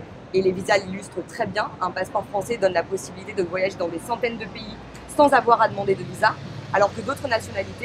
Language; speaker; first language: French; native; French